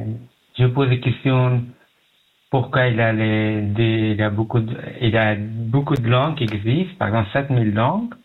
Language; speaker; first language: French; non-native, learner; Pashto